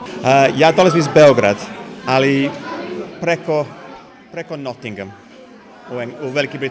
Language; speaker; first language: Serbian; early bilingual, heritage; English